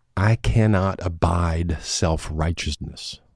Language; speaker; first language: English; native; English